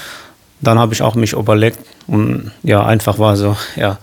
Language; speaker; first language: German; non-native, fluent; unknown